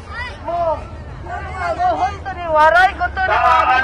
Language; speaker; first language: Japanese; non-native, fluent; Filipino